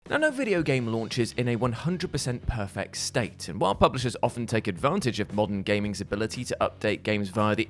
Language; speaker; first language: English; native; English